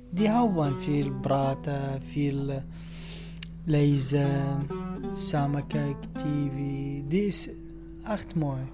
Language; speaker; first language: Dutch; non-native, learner; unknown